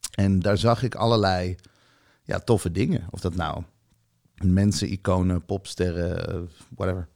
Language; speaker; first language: Dutch; early bilingual, other home language; Hebrew